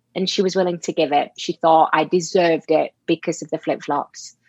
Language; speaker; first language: English; native; English